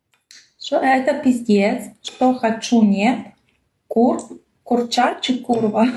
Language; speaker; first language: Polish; non-native, learner; Ukrainian